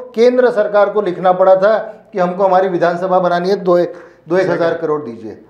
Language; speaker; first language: Hindi; non-native, local second language; Marathi